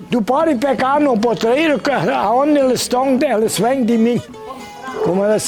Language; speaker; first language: Portuguese; non-native, local second language; German